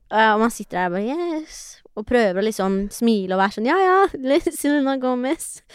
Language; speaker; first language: Norwegian; early bilingual, other home language; Persian